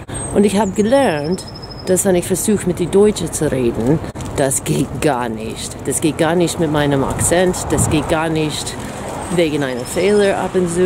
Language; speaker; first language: German; non-native, fluent; English